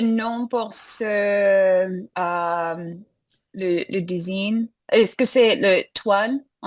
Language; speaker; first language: French; non-native, fluent; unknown